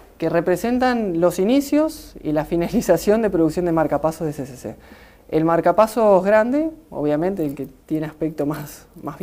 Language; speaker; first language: Spanish; native; Spanish